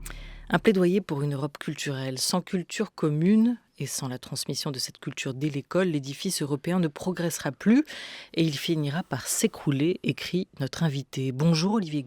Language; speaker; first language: French; native; French